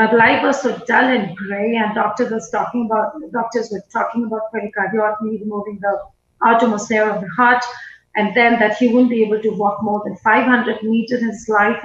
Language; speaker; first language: English; non-native, local second language; Hindi